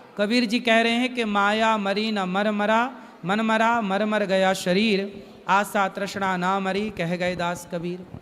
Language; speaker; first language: Hindi; native; Hindi